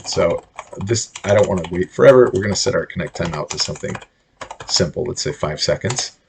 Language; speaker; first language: English; native; English